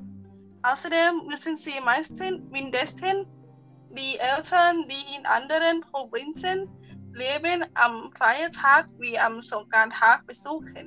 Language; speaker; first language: German; non-native, learner; Thai